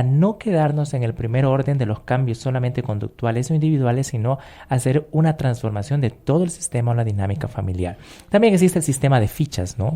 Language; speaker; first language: Spanish; native; Spanish